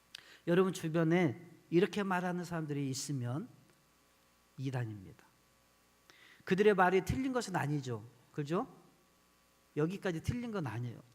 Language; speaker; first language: Korean; native; Korean